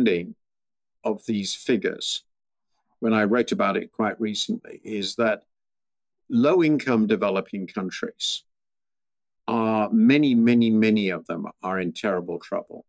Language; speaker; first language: English; native; English